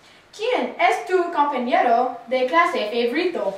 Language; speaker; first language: Spanish; non-native, learner; English